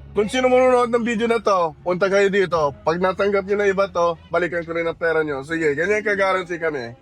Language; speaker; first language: Filipino; early bilingual, heritage; Filipino